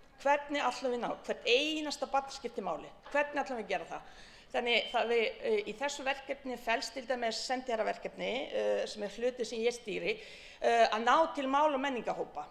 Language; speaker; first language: Icelandic; non-native, fluent; Bosnian